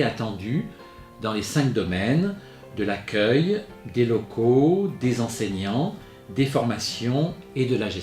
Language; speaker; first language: French; native; French